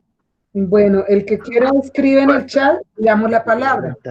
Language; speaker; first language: Spanish; native; Spanish